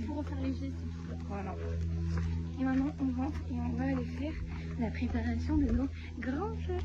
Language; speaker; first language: French; native; French